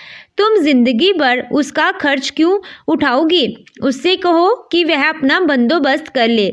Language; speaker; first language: Hindi; native; Hindi